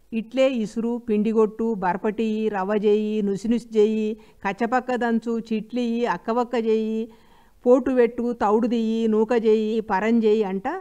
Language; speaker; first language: Telugu; native; Telugu